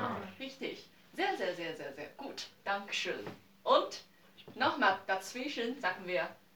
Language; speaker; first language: German; non-native, learner; Chinese